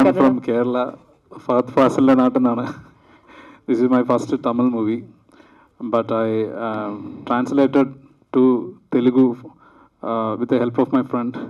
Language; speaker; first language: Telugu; non-native, learner; Malayalam